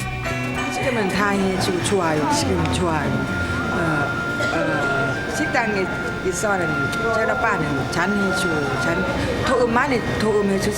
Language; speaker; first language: Korean; non-native, learner; Thai